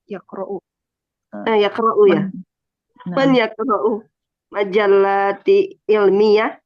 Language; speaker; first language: Arabic; non-native, learner; Indonesian